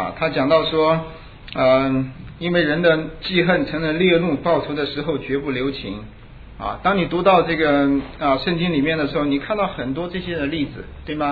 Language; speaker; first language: Chinese; native; Chinese